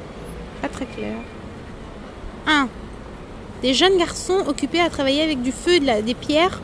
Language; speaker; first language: French; native; French